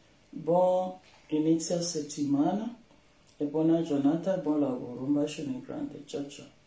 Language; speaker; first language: Italian; non-native, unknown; Bini